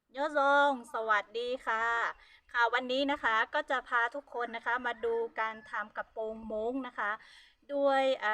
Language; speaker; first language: Thai; non-native, local second language; Hmong